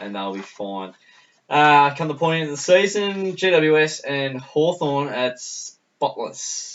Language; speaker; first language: English; native; English